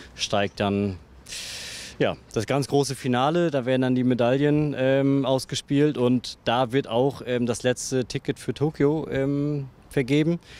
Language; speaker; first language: German; native; German